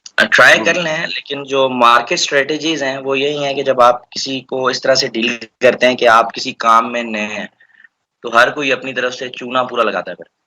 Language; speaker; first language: Urdu; native; Urdu